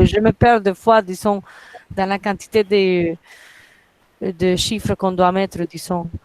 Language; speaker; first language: French; non-native, fluent; Spanish